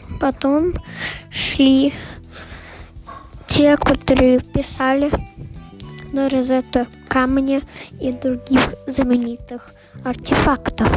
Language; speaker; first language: Russian; early bilingual, heritage; Russian